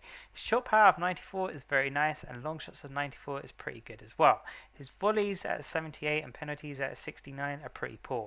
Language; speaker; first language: English; native; English